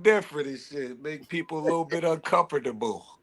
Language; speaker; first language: English; native; English